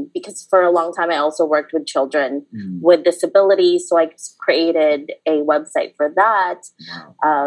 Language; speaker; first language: English; early bilingual, other home language; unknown